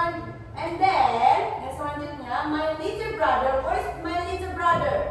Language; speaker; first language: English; non-native, learner; Indonesian